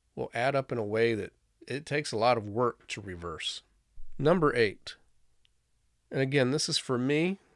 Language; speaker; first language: English; native; English